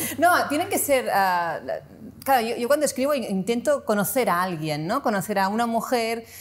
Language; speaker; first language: Spanish; non-native, local second language; Catalan